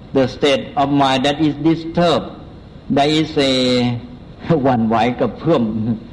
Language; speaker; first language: English; non-native, fluent; Thai